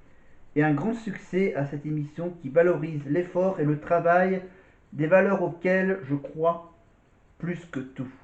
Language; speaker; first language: French; native; French